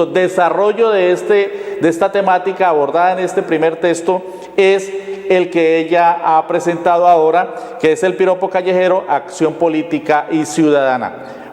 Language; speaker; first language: Spanish; native; Spanish